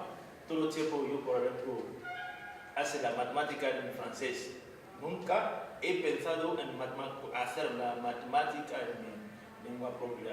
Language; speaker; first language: Spanish; non-native, fluent; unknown